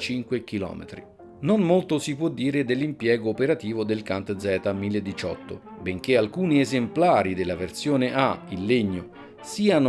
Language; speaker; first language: Italian; native; Italian